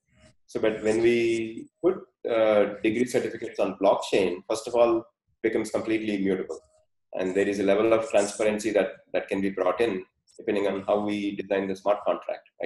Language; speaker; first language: English; non-native, fluent; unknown